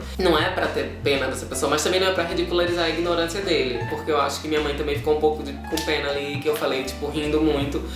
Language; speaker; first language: Portuguese; native; Portuguese